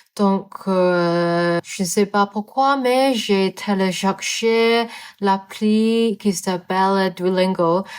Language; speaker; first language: French; non-native, learner; Cantonese